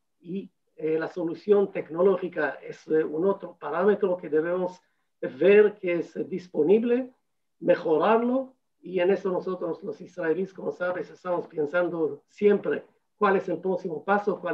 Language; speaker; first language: Spanish; non-native, fluent; Hebrew